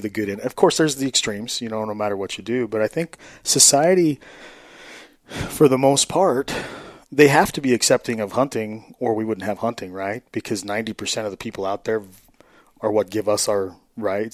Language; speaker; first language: English; native; English